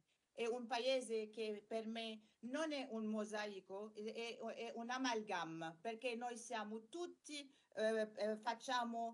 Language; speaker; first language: Italian; non-native, learner; Arabic